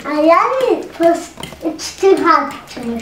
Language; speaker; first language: Russian; early bilingual, heritage; Russian